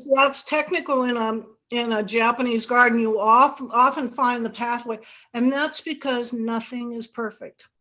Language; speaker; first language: English; native; English